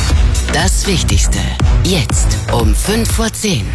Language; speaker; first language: German; native; German